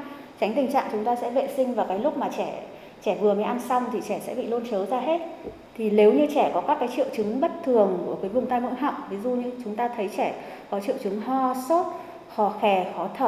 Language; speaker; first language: Vietnamese; native; Vietnamese